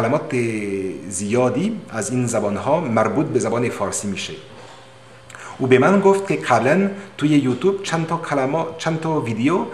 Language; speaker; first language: Persian; non-native, learner; French